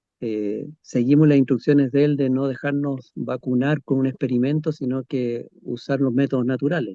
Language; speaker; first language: Spanish; native; Spanish